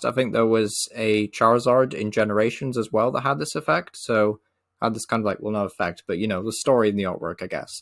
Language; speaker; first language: English; native; English